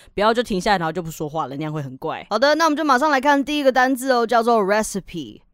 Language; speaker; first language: Chinese; native; Chinese